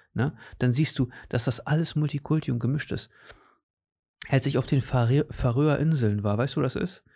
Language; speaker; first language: German; native; German